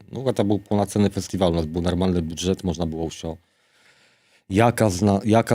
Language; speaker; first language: Polish; non-native, local second language; Belarusian